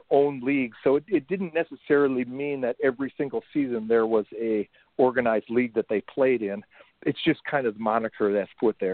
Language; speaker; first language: English; native; English